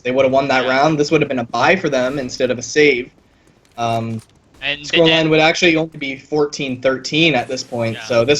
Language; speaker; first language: English; native; English